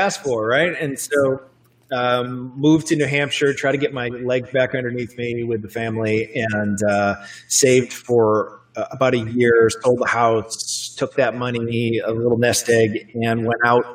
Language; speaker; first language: English; native; English